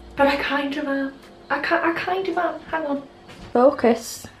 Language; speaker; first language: English; native; English